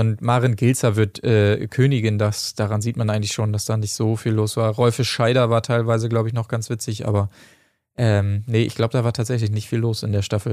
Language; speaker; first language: German; native; German